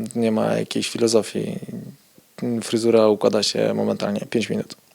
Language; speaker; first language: Polish; native; Polish